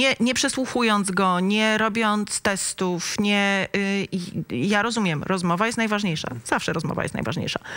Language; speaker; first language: Polish; native; Polish